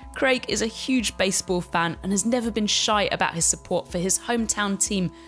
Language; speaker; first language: English; native; English